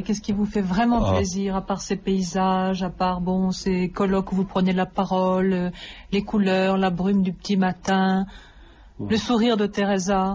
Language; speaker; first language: French; native; French